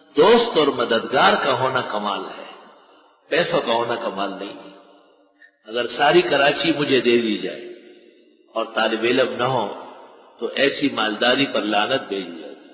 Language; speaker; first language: Urdu; non-native, local second language; Pashto